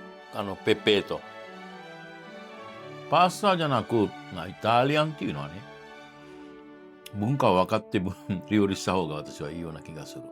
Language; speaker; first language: Japanese; non-native, fluent; Italian